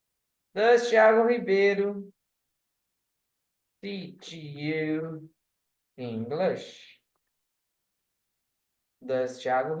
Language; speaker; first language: English; non-native, fluent; Portuguese